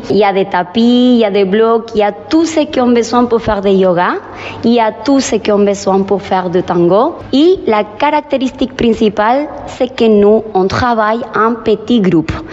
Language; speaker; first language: French; non-native, fluent; Spanish